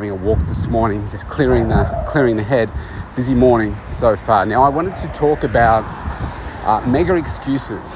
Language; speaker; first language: English; native; English